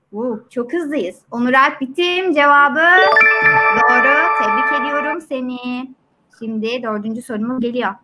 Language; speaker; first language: Turkish; native; Turkish